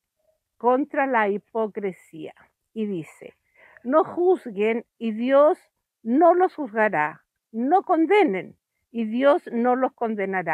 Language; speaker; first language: Spanish; native; Spanish